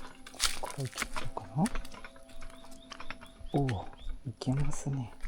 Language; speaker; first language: Japanese; native; Japanese